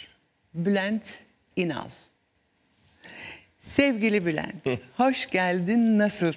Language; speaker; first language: Turkish; native; Turkish